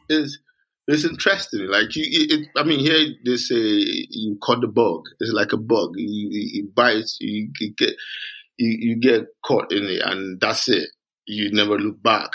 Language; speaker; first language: English; non-native, local second language; Yoruba